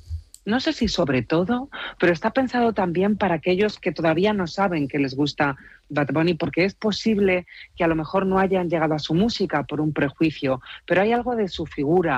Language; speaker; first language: Spanish; native; Spanish